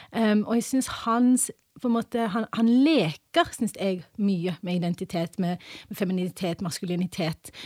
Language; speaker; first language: Norwegian; early bilingual, other home language; English